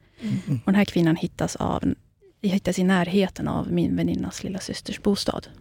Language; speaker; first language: Swedish; early bilingual, other home language; Kurdish